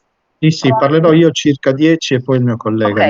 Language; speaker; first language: Italian; native; Italian